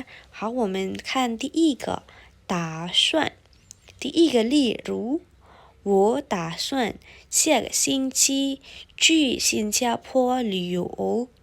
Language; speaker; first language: Chinese; non-native, fluent; Indonesian